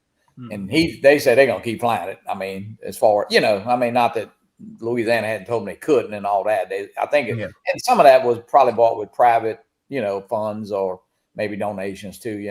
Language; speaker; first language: English; native; English